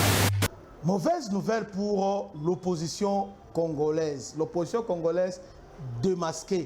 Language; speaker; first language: French; non-native, local second language; Lingala